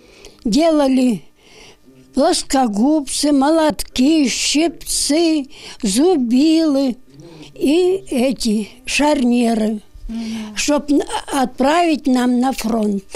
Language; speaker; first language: Russian; native; Russian